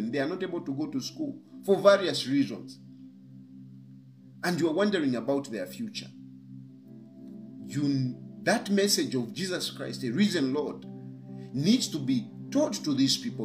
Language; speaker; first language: English; non-native, local second language; Bemba